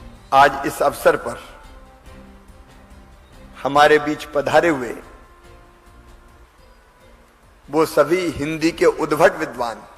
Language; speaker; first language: Hindi; native; Hindi